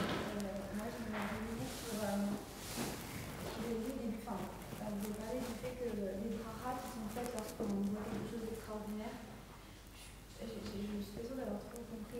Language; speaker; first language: French; native; French